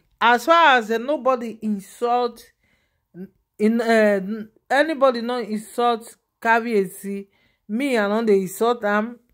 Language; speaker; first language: Nigerian Pidgin; non-native, local second language; Yoruba